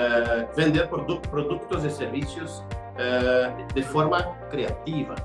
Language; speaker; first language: Spanish; non-native, fluent; Portuguese